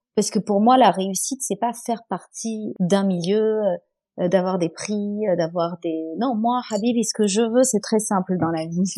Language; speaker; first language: French; non-native, local second language; Arabic